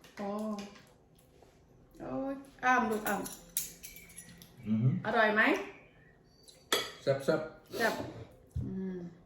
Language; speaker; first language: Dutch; non-native, learner; Thai